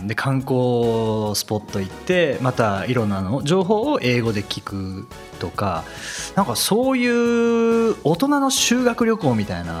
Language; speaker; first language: Japanese; native; Japanese